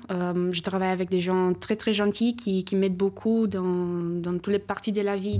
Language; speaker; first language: French; non-native, fluent; Romanian